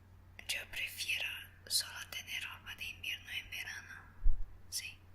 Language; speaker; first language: Spanish; non-native, fluent; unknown